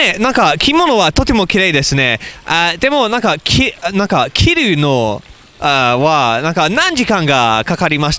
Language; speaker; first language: Japanese; non-native, learner; English